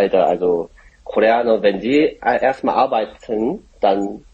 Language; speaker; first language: German; non-native, fluent; Korean